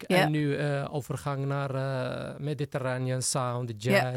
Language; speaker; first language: Dutch; non-native, learner; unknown